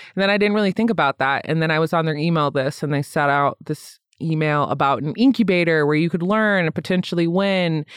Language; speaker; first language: English; native; English